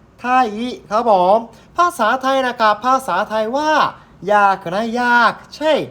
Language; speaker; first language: Thai; non-native, learner; Japanese